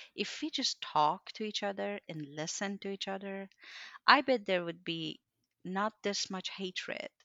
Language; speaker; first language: English; non-native, fluent; Persian